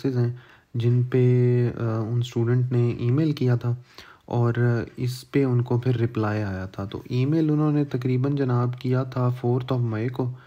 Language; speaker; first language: Urdu; native; Urdu